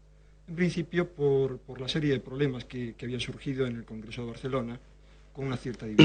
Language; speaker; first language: Spanish; native; Spanish